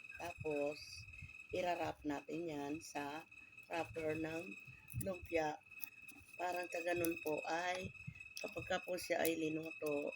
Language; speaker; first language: Filipino; non-native, local second language; Bikol